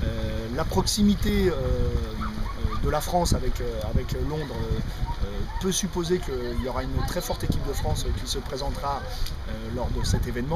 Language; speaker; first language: French; native; French